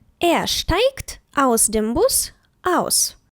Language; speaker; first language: German; non-native, fluent; Ukrainian